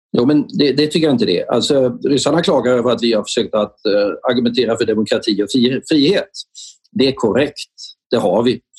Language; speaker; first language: Swedish; native; Swedish